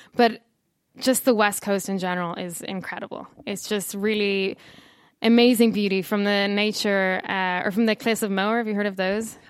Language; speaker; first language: English; native; English